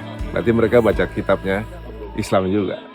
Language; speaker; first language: Indonesian; native; Indonesian